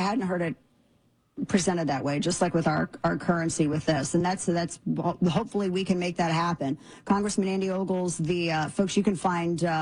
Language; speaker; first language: English; native; English